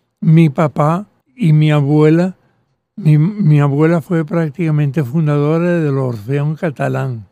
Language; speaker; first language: Spanish; early bilingual, other home language; Catalan